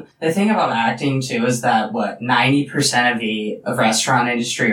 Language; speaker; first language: English; native; English